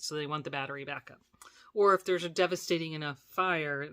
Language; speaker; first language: English; native; English